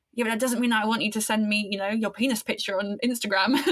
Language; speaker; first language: English; native; English